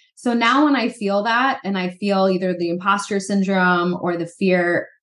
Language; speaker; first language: English; native; English